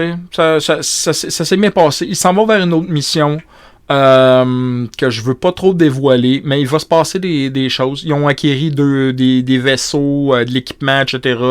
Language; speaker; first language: French; native; French